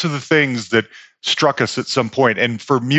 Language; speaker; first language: English; native; English